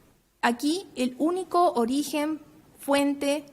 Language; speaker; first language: Spanish; native; Spanish